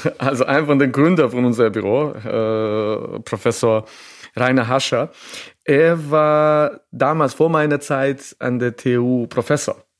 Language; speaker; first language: German; non-native, fluent; Serbian